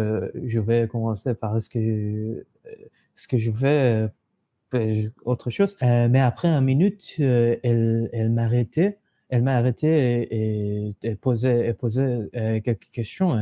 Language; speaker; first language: French; non-native, fluent; English